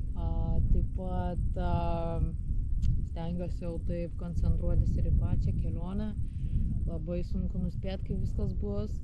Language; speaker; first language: Lithuanian; native; Lithuanian